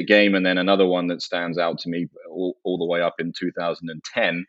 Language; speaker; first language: English; native; English